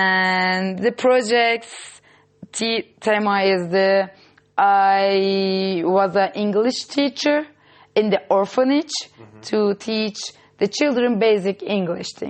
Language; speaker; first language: English; non-native, fluent; Turkish